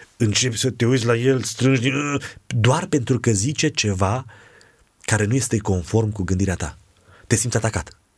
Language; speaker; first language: Romanian; native; Romanian